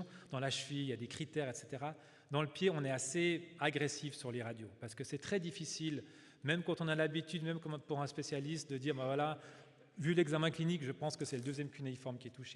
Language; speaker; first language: French; native; French